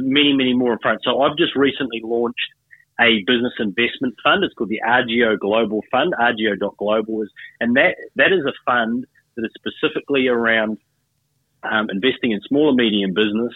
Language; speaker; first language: English; native; English